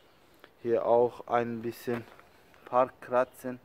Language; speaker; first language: German; non-native, learner; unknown